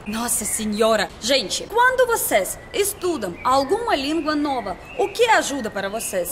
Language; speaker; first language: Portuguese; non-native, learner; Russian